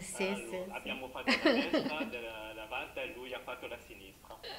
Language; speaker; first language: Italian; non-native, learner; French